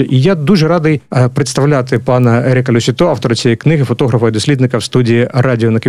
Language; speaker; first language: Ukrainian; native; Ukrainian